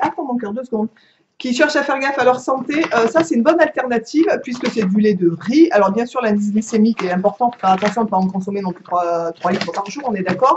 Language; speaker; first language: French; native; French